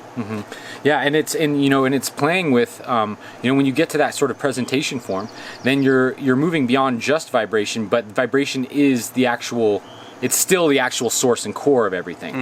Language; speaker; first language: English; native; English